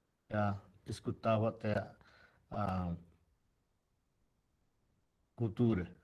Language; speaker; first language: Portuguese; non-native, local second language; Yanomámi